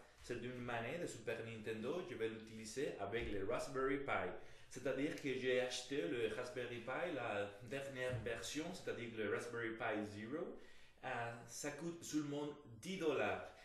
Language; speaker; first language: French; non-native, fluent; Spanish